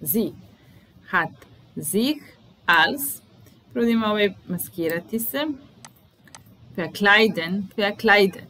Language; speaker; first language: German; non-native, fluent; Serbian